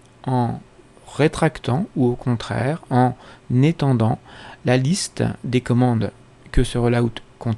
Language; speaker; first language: French; native; French